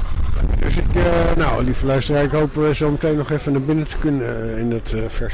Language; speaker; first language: Dutch; native; Dutch